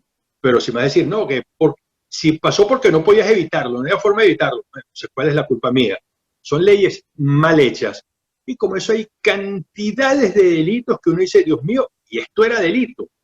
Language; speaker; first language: Spanish; native; Spanish